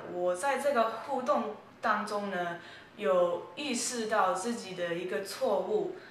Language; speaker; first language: Chinese; early bilingual, heritage; Chinese